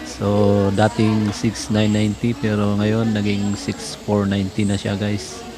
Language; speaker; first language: Filipino; native; Filipino